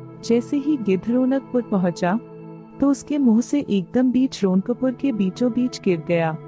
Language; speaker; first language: Hindi; native; Hindi